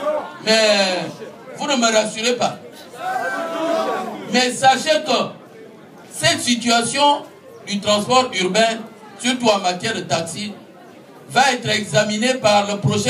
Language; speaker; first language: French; non-native, local second language; Fang